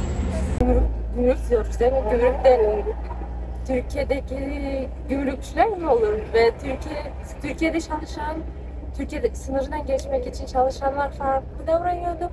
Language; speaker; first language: Turkish; non-native, fluent; Kyrgyz